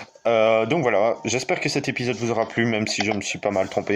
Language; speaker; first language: French; native; French